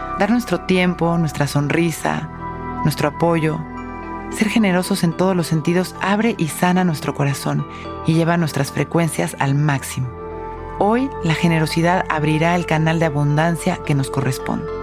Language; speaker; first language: Spanish; native; Spanish